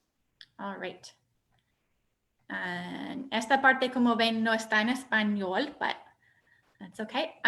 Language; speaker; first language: Spanish; non-native, fluent; English